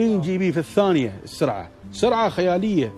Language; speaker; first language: Arabic; native; Arabic